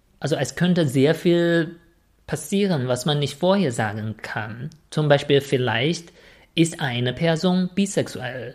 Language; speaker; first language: German; non-native, fluent; Chinese